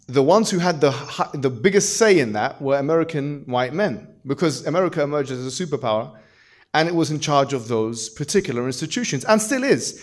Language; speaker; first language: English; native; English